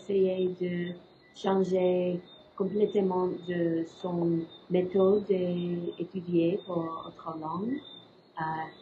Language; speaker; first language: French; non-native, learner; English